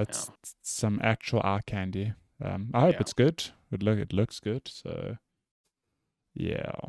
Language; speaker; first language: English; native; English